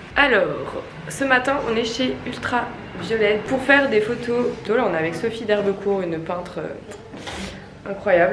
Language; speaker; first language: French; native; French